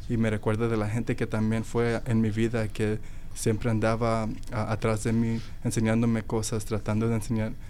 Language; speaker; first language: Spanish; early bilingual, heritage; Spanish